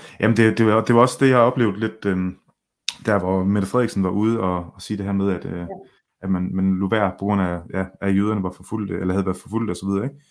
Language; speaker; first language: Danish; early bilingual, other home language; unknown